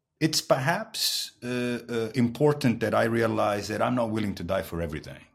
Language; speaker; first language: English; non-native, fluent; Portuguese